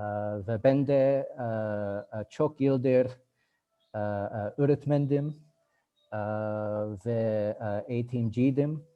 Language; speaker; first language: Turkish; non-native, learner; English